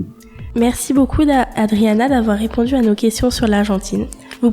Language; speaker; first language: French; native; French